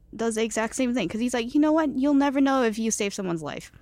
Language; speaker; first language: English; early bilingual, other home language; Cantonese